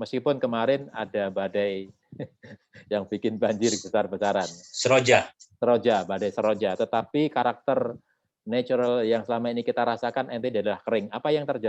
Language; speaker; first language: Indonesian; native; Indonesian